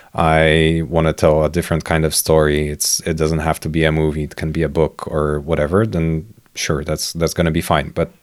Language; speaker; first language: English; non-native, fluent; Polish